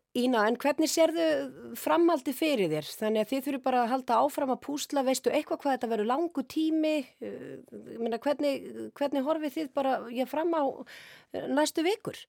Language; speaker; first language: Icelandic; native; Icelandic